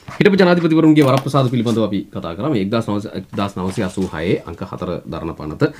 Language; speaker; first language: Sinhala; native; Sinhala